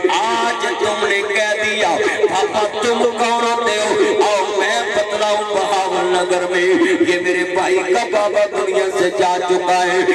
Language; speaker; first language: Urdu; non-native, local second language; Punjabi